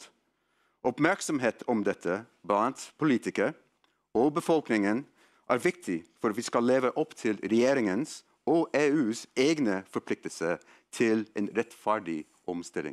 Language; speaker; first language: Norwegian; non-native, fluent; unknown